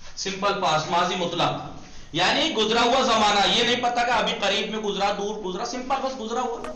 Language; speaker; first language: Urdu; native; Urdu